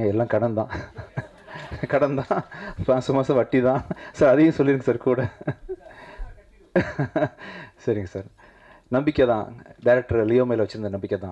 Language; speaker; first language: Tamil; native; Tamil